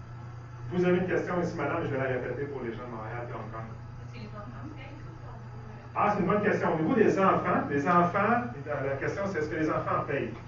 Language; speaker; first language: French; native; French